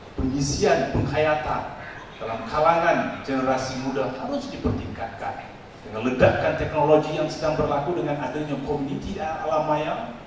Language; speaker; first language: Malay; non-native, local second language; Tamil